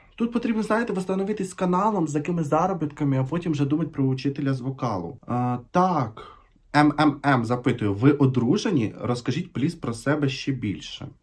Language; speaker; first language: Ukrainian; native; Ukrainian